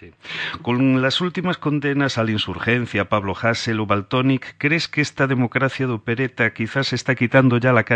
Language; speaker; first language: Spanish; non-native, local second language; Galician